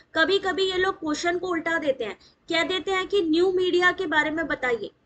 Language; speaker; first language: Hindi; native; Hindi